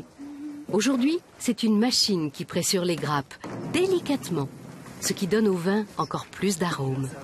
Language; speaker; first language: French; native; French